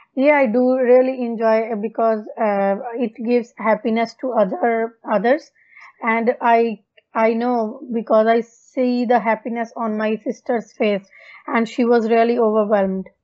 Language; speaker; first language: English; non-native, local second language; Punjabi